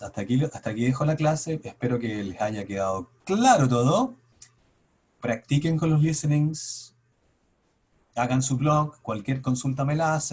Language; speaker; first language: Spanish; native; Spanish